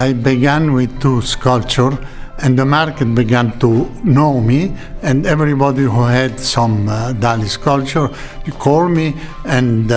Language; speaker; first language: English; non-native, learner; Italian